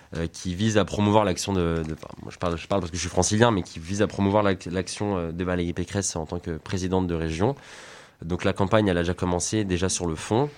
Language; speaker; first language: French; native; French